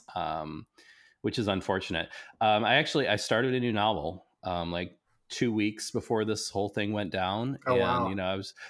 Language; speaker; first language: English; native; English